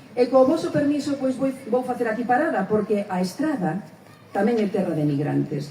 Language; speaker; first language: Galician; early bilingual, heritage; Spanish